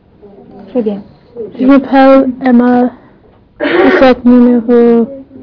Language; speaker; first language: French; non-native, learner; English